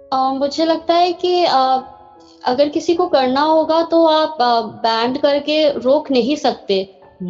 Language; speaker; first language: Hindi; native; Hindi